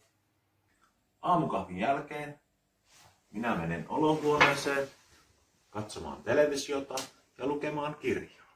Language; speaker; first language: Finnish; native; Finnish